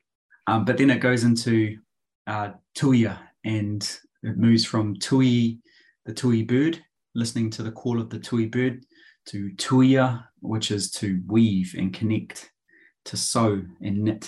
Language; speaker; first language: English; native; English